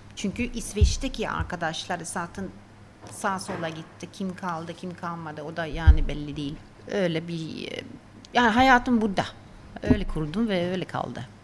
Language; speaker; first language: Turkish; non-native, fluent; Swedish